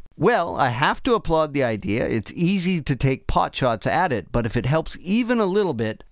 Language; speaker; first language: English; native; English